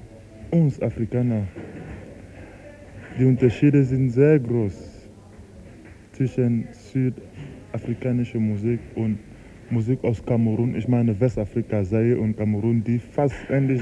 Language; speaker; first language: German; non-native, fluent; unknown